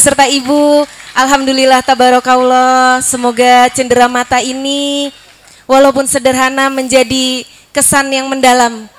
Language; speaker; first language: Indonesian; native; Indonesian